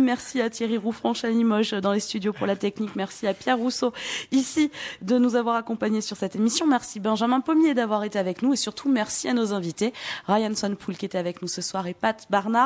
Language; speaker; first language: French; native; French